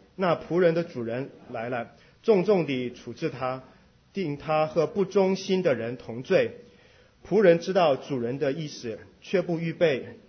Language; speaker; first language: Chinese; non-native, fluent; Korean